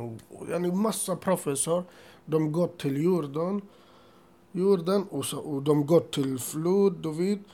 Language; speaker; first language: Swedish; non-native, learner; Assyrian Neo-Aramaic